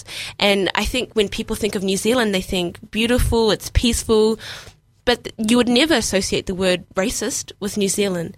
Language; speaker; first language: English; non-native, local second language; Somali